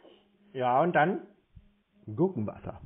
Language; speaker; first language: German; native; German